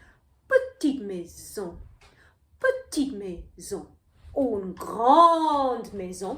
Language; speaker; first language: French; non-native, fluent; English